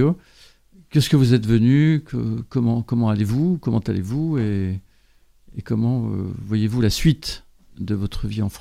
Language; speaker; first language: French; native; French